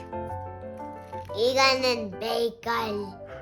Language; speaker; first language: Korean; early bilingual, heritage; Korean